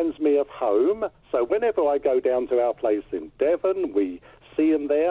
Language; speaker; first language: English; native; English